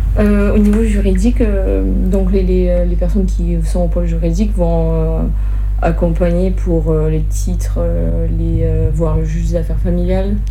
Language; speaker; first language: French; native; French